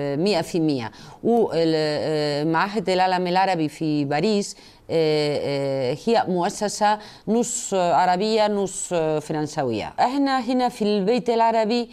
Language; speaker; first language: Arabic; non-native, fluent; Spanish